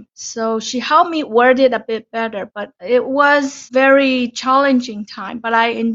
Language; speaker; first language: English; non-native, fluent; Chinese